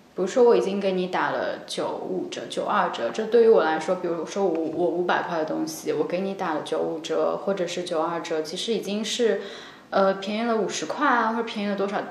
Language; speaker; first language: Chinese; native; Chinese